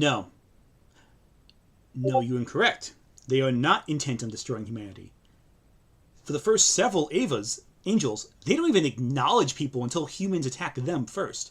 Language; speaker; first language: English; native; English